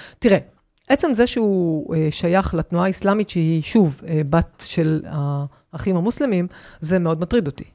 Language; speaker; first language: Hebrew; native; Hebrew